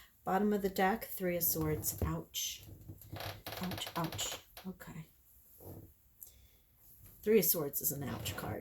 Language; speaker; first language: English; native; English